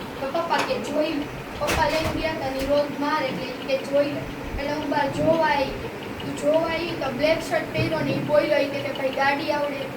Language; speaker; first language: Gujarati; native; Gujarati